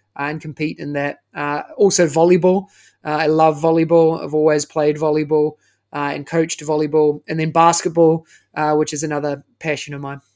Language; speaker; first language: English; native; English